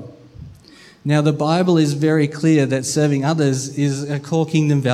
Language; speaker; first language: English; native; English